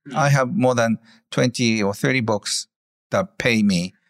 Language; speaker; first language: English; non-native, fluent; Japanese